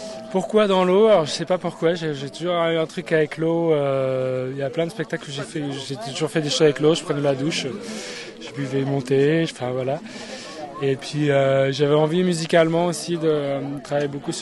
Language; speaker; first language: French; native; French